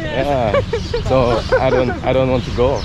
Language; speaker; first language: English; non-native, learner; Korean